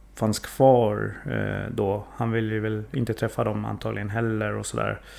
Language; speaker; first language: Swedish; early bilingual, other home language; Thai